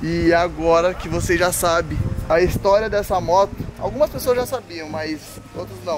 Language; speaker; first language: Portuguese; native; Portuguese